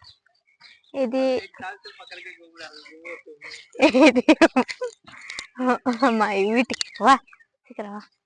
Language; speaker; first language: Tamil; non-native, learner; Bangla